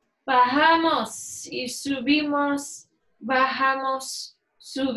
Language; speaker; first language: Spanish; non-native, learner; English